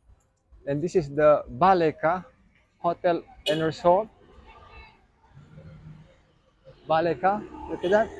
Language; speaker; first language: English; non-native, learner; Indonesian